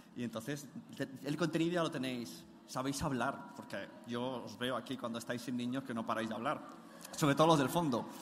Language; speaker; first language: Spanish; native; Spanish